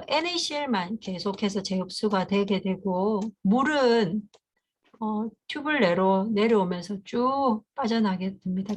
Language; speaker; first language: Korean; native; Korean